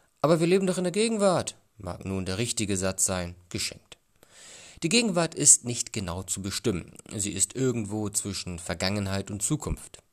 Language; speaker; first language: German; native; German